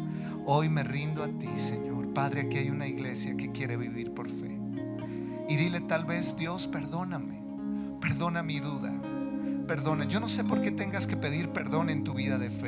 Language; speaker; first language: Spanish; native; Spanish